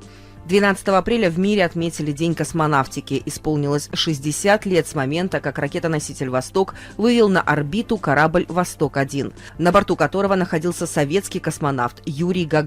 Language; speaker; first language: Russian; native; Russian